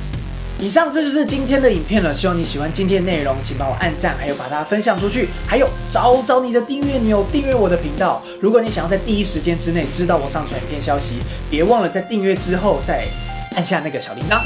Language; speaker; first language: Chinese; native; Chinese